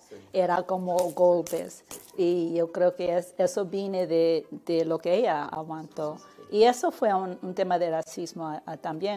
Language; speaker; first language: Spanish; early bilingual, heritage; Spanish